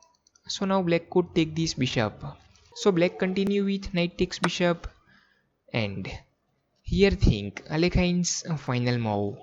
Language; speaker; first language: English; non-native, fluent; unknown